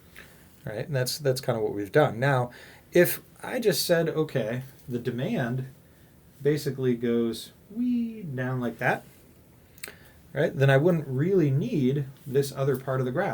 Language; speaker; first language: English; native; English